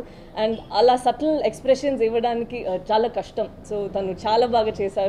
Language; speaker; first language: Telugu; non-native, learner; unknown